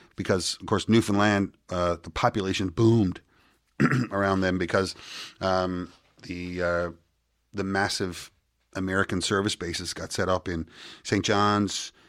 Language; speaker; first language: English; native; English